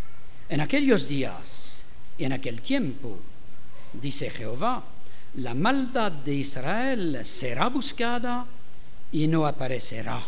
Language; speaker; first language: Spanish; non-native, fluent; French